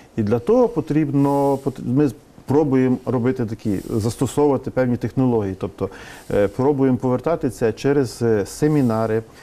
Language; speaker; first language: Ukrainian; native; Ukrainian